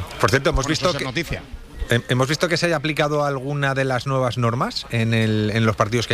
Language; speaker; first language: Spanish; native; Spanish